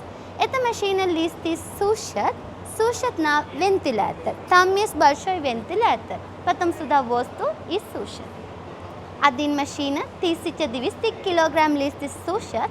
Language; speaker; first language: Russian; non-native, learner; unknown